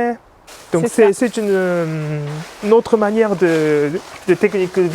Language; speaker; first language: French; non-native, fluent; Japanese